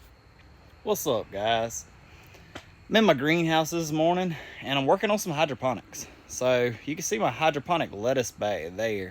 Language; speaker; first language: English; native; English